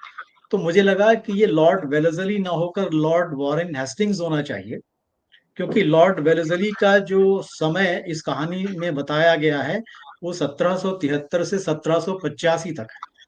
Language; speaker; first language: Hindi; native; Hindi